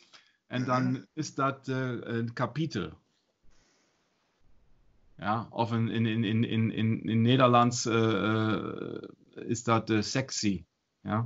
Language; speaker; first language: Dutch; non-native, fluent; German